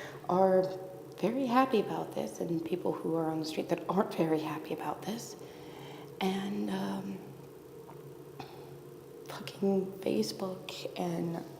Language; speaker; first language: English; native; English